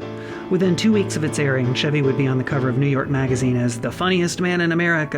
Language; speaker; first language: English; native; English